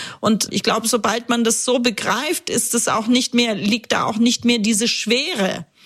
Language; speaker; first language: German; early bilingual, other home language; Russian